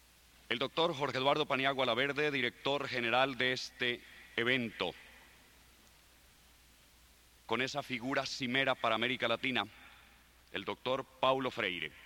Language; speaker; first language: Spanish; native; Spanish